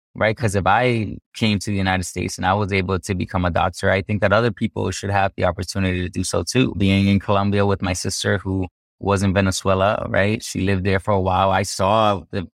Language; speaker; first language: English; native; English